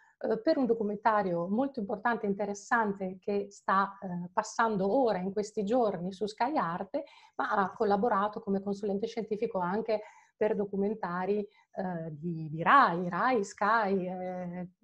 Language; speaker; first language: Italian; native; Italian